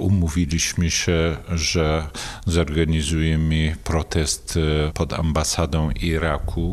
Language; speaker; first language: Polish; non-native, fluent; Kurdish